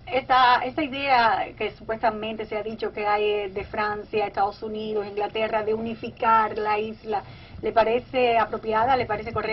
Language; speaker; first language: Spanish; native; Spanish